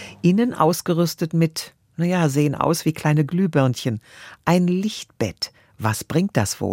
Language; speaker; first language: German; native; German